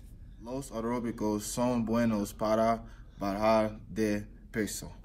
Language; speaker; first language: Spanish; non-native, learner; English